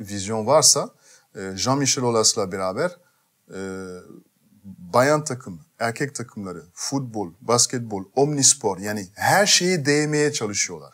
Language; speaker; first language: Turkish; non-native, fluent; French